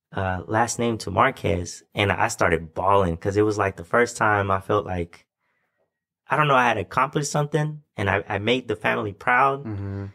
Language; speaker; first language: English; native; English